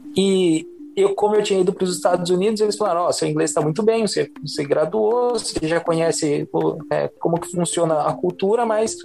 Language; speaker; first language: Portuguese; native; Portuguese